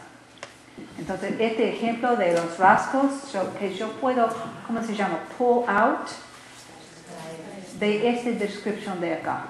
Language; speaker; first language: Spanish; non-native, learner; English